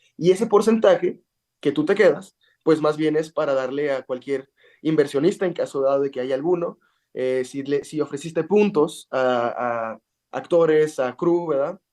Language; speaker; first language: Spanish; early bilingual, heritage; Spanish